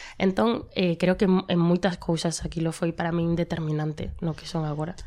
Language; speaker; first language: Galician; non-native, local second language; Spanish